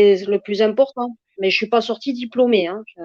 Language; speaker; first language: French; native; French